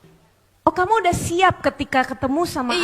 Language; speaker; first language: Indonesian; native; Indonesian